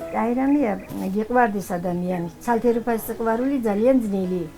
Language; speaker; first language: Georgian; native; Georgian